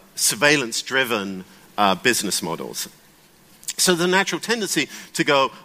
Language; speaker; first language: English; native; English